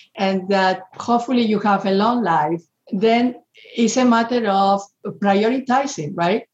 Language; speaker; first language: English; non-native, fluent; Spanish